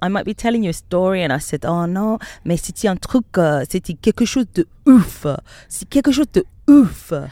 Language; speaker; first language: French; non-native, fluent; English